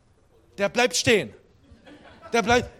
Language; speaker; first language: German; non-native, fluent; Spanish